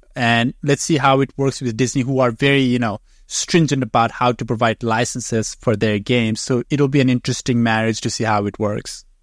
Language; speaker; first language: English; non-native, fluent; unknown